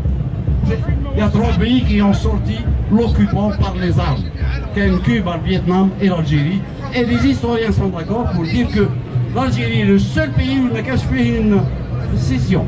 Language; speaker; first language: French; non-native, local second language; Arabic